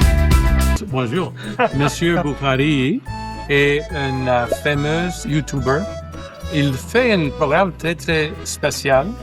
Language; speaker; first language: French; non-native, local second language; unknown